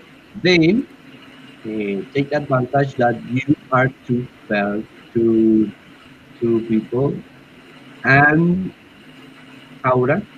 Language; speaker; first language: English; non-native, learner; Spanish